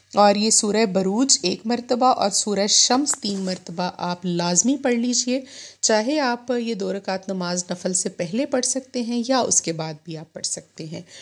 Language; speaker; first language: Urdu; native; Urdu